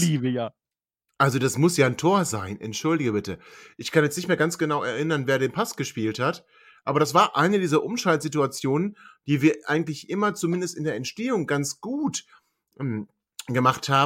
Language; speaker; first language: German; native; German